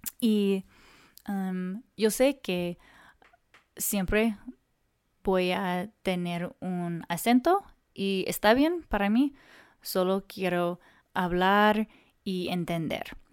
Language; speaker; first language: Spanish; non-native, learner; English